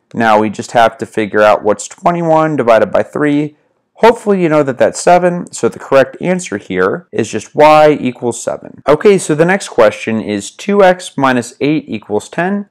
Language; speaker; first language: English; native; English